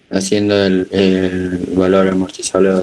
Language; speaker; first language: Spanish; native; Spanish